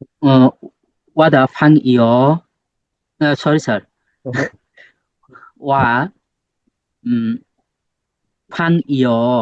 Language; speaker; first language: Chinese; non-native, learner; Bangla